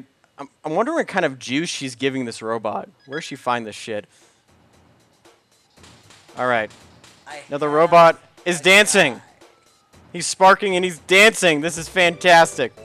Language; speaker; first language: English; native; English